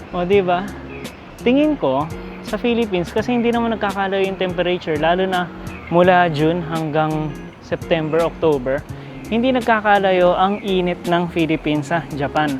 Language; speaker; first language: Filipino; native; Filipino